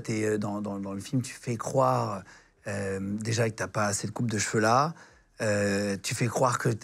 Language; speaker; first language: French; native; French